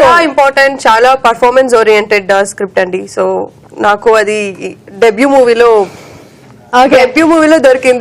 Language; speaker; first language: Telugu; non-native, learner; Kannada